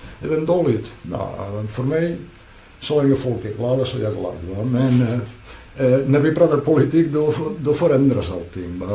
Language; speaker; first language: Swedish; non-native, fluent; Catalan